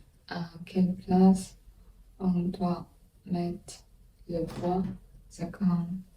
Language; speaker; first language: French; non-native, learner; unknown